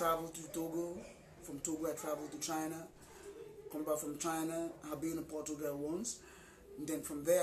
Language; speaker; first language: English; non-native, local second language; Igbo